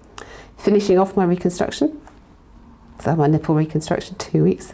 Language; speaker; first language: English; native; English